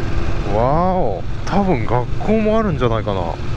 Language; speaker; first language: Japanese; native; Japanese